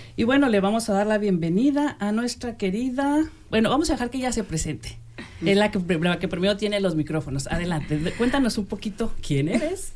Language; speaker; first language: Spanish; native; Spanish